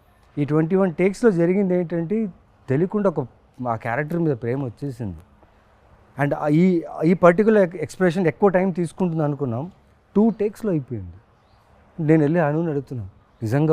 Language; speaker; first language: Telugu; native; Telugu